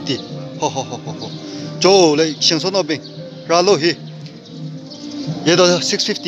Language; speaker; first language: Hindi; non-native, local second language; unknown